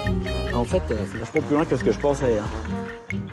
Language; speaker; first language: French; native; French